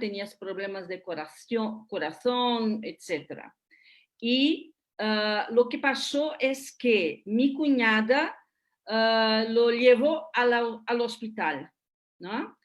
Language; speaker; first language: Spanish; non-native, fluent; Portuguese